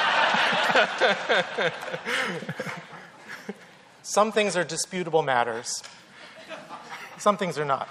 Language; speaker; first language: English; native; English